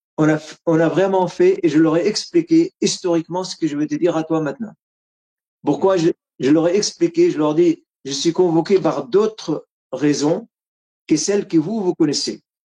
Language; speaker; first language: French; non-native, fluent; Arabic